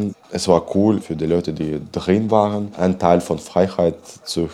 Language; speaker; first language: German; non-native, learner; Belarusian